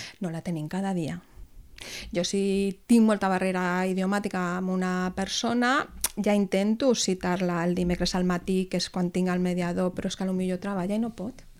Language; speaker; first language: Catalan; non-native, local second language; Spanish